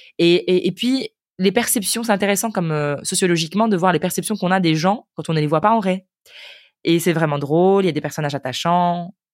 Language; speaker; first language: French; native; French